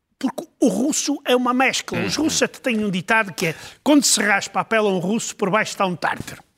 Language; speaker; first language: Portuguese; native; Portuguese